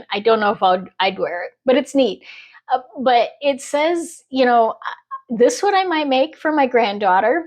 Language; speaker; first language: English; native; English